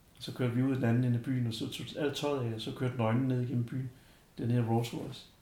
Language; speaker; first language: Danish; early bilingual, other home language; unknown